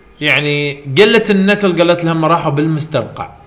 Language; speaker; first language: Arabic; native; Arabic